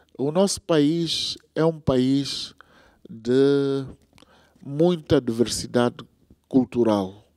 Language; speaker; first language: Portuguese; non-native, local second language; Tsonga